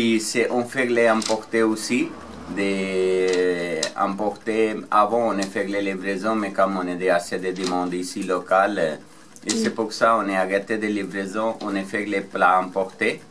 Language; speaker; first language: French; non-native, learner; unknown